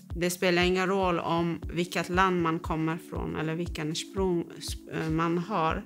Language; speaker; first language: Swedish; non-native, fluent; Persian